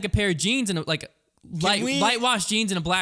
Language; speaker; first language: English; native; English